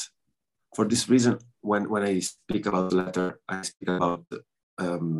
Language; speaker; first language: English; non-native, learner; Italian